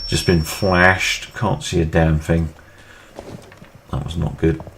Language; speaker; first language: English; native; English